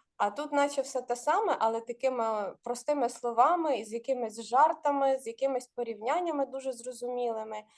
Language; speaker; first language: Ukrainian; native; Ukrainian